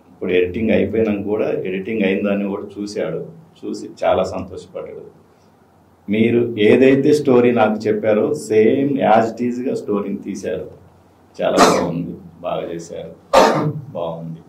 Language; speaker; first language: Telugu; native; Telugu